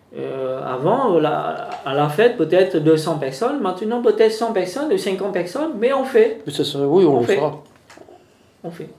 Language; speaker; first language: French; non-native, fluent; Vietnamese